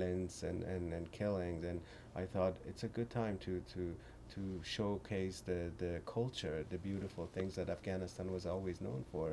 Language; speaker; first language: English; early bilingual, other home language; Persian